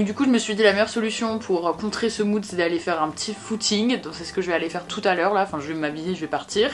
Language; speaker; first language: French; native; French